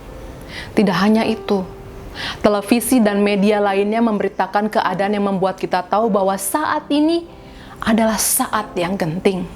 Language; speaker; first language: Indonesian; native; Indonesian